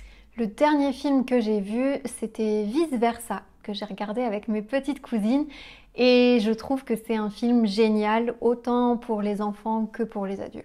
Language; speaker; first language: French; native; French